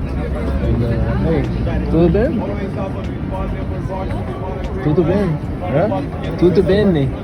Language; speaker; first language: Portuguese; non-native, learner; English